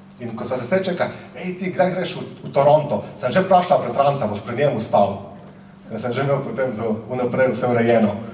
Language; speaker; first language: Slovenian; native; Slovenian